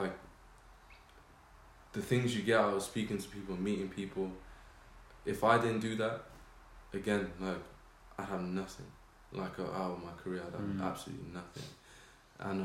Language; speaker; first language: English; native; English